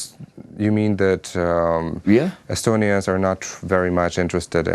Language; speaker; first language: English; non-native, fluent; Ukrainian